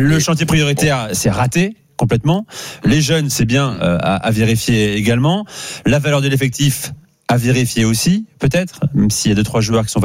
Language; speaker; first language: French; native; French